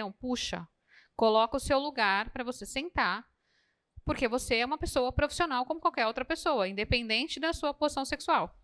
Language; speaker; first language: Portuguese; native; Portuguese